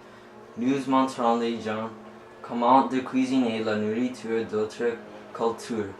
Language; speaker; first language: French; non-native, learner; English